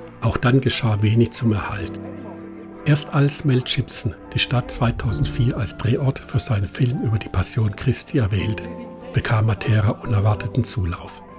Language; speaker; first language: German; native; German